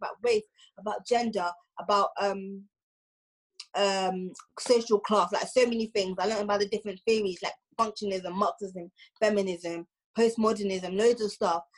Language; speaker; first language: English; native; English